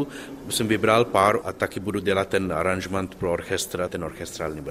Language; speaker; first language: Czech; non-native, learner; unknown